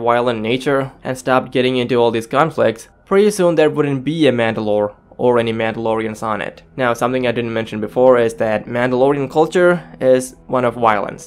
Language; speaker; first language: English; native; English